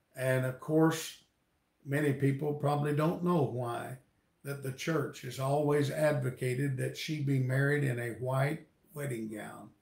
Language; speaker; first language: English; native; English